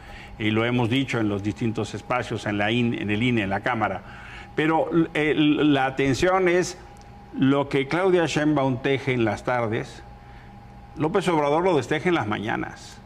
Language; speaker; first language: Spanish; native; Spanish